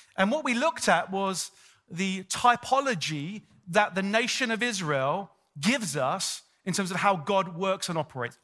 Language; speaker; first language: English; native; English